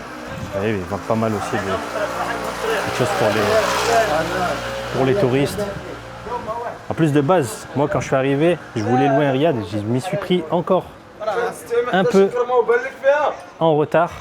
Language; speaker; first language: French; native; French